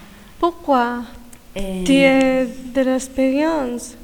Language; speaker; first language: French; non-native, learner; Spanish